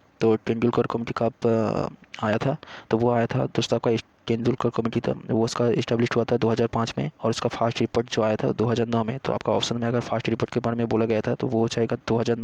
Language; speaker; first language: Hindi; native; Hindi